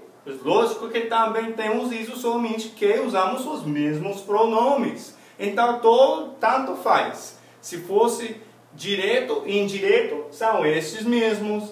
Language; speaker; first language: Portuguese; non-native, fluent; English